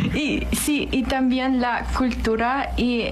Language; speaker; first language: Spanish; non-native, learner; English